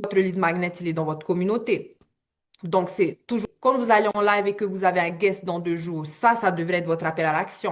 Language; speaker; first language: French; native; French